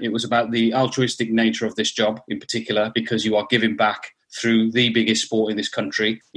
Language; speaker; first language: English; native; English